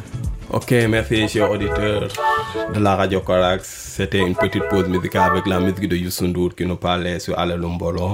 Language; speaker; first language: French; non-native, local second language; Wolof